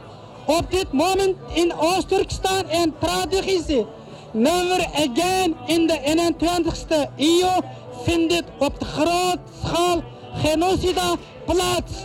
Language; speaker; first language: Dutch; non-native, learner; Uyghur